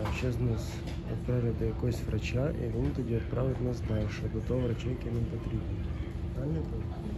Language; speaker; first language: Ukrainian; non-native, local second language; Russian